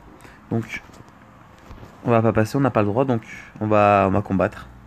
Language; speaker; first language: French; native; French